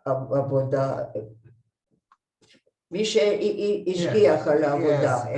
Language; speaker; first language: Hebrew; non-native, fluent; Hungarian